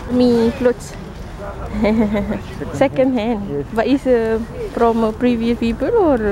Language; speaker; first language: English; non-native, learner; Malay